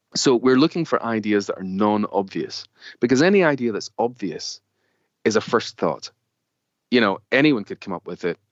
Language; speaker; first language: English; native; English